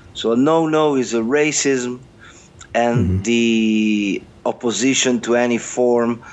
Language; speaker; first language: English; non-native, fluent; Portuguese